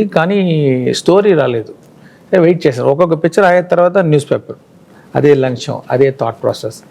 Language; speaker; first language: Telugu; non-native, local second language; Tamil